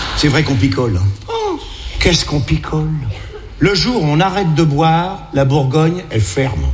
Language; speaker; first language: French; native; French